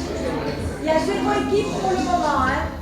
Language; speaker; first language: French; non-native, fluent; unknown